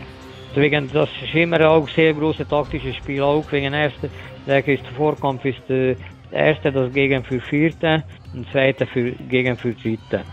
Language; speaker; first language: German; non-native, learner; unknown